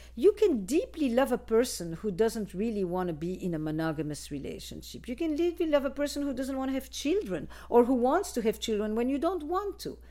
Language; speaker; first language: English; non-native, fluent; Dutch